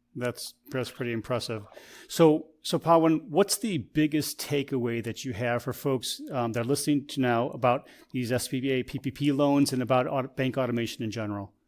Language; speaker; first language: English; native; English